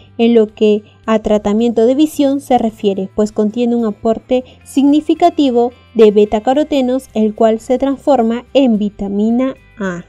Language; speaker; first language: Spanish; native; Spanish